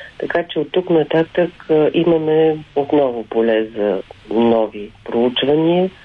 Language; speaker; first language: Bulgarian; native; Bulgarian